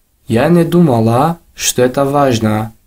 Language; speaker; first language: Russian; non-native, local second language; Tajik